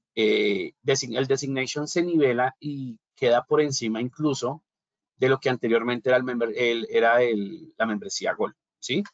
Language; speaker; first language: Spanish; native; Spanish